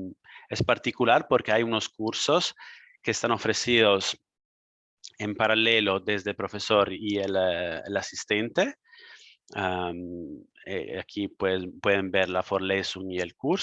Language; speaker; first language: Spanish; non-native, fluent; Italian